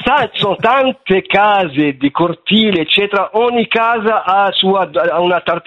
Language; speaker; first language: Italian; non-native, fluent; Arabic